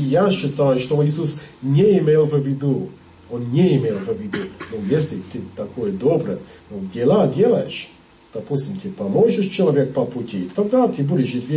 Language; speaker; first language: Russian; non-native, learner; English